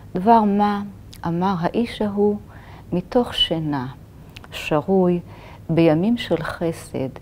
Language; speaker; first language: Hebrew; native; Hebrew